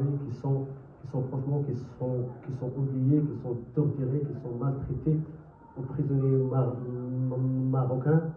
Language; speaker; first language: French; non-native, learner; Arabic